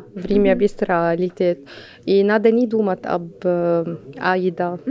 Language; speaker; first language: Russian; non-native, learner; Arabic